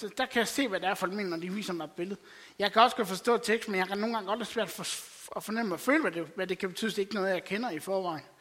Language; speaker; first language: Danish; native; Danish